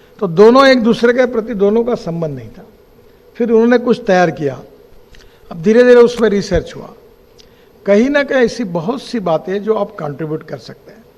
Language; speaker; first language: Hindi; non-native, local second language; Marathi